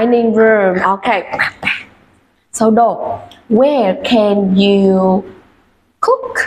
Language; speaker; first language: English; non-native, fluent; Vietnamese